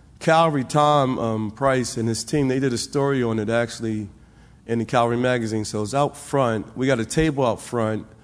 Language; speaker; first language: English; native; English